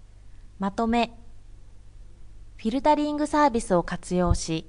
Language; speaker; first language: Japanese; native; Japanese